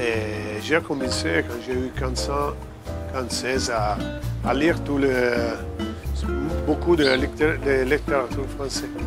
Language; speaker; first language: French; non-native, fluent; Italian